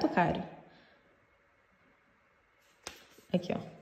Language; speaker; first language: Portuguese; native; Portuguese